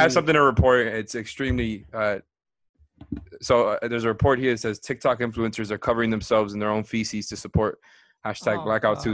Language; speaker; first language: English; native; English